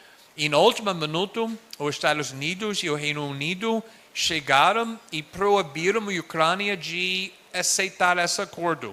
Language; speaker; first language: Portuguese; non-native, fluent; English